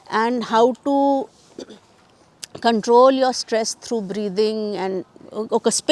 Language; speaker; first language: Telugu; non-native, fluent; Hindi